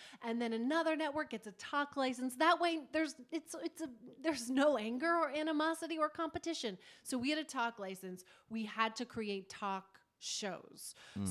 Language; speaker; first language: English; native; English